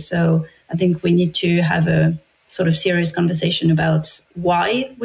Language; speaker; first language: English; non-native, fluent; French